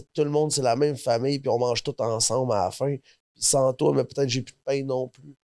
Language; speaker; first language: French; native; French